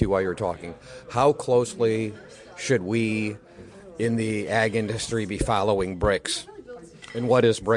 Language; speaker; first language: English; native; English